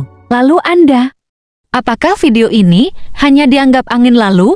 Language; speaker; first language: Indonesian; native; Indonesian